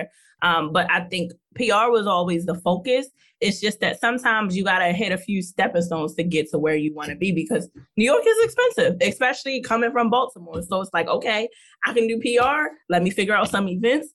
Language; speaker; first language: English; native; English